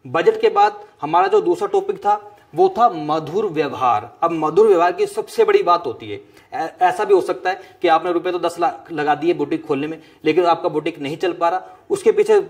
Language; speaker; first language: Hindi; native; Hindi